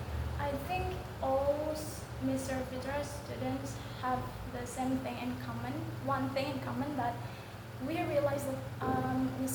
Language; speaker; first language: English; non-native, learner; Indonesian